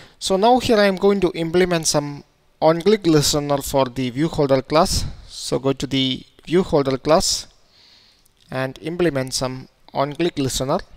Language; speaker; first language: English; non-native, local second language; Malayalam